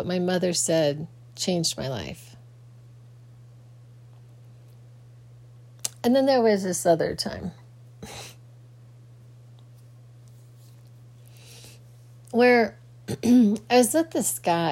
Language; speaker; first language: English; native; English